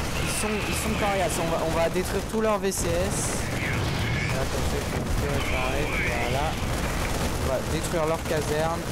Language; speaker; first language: French; native; French